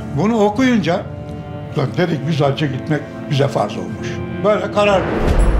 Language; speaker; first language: Turkish; native; Turkish